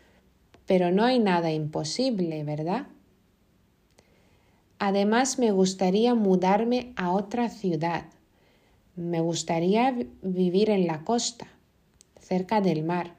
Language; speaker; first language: Spanish; non-native, fluent; Lithuanian